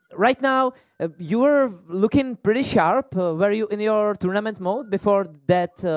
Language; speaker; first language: English; non-native, fluent; Czech